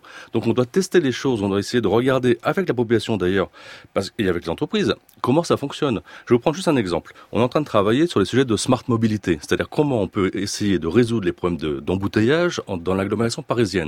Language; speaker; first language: French; native; French